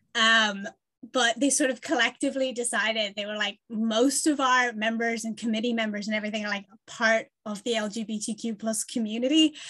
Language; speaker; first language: English; native; English